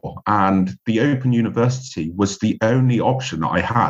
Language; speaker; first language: English; native; English